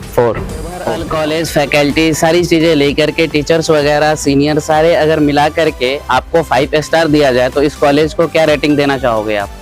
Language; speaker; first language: Hindi; native; Hindi